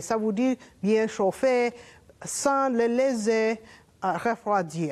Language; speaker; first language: French; non-native, learner; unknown